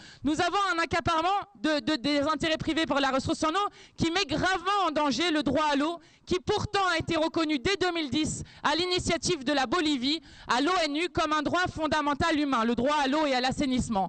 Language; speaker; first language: French; native; French